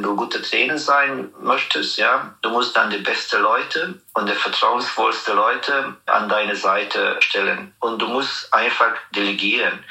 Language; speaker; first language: German; non-native, fluent; Hungarian